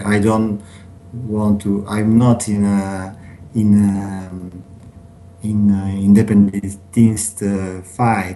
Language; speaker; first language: English; non-native, learner; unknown